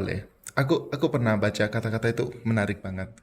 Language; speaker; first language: Indonesian; non-native, fluent; Punjabi